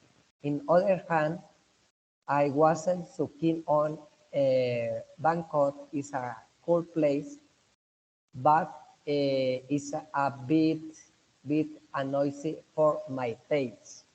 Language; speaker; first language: English; non-native, learner; Spanish